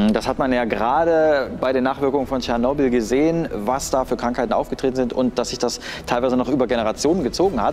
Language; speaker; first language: German; native; German